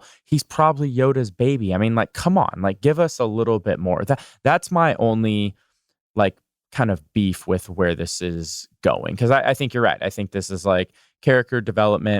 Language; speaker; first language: English; native; English